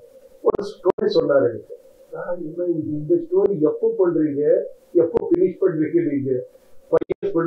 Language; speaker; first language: Tamil; non-native, learner; Kannada